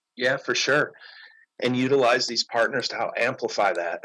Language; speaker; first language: English; native; English